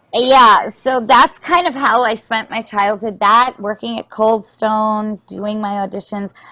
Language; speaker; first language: English; native; English